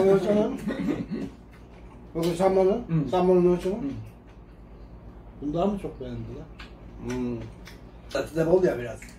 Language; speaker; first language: Korean; non-native, learner; Turkish